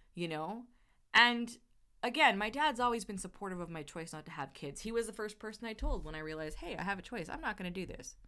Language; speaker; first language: English; native; English